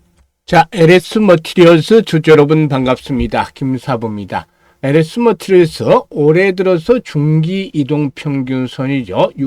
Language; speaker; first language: Korean; native; Korean